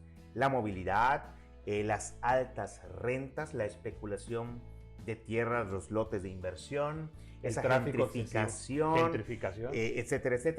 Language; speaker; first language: Spanish; native; Spanish